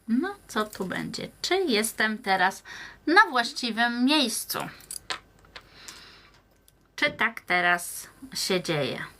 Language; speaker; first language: Polish; native; Polish